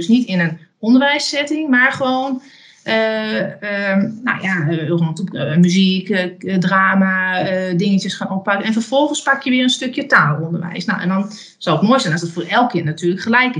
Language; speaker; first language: Dutch; native; Dutch